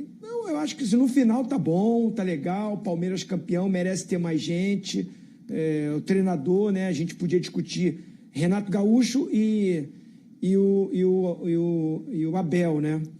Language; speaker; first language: Portuguese; native; Portuguese